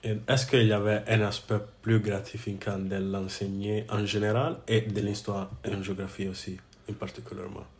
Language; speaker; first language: French; non-native, learner; English